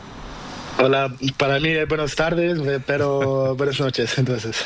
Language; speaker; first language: Spanish; non-native, learner; Portuguese